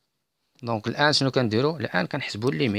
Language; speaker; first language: Arabic; native; Arabic